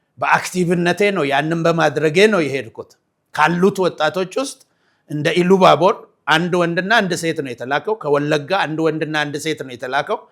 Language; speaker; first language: Amharic; non-native, local second language; Oromo